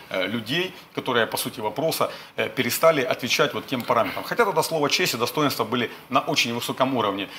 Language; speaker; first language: Russian; native; Russian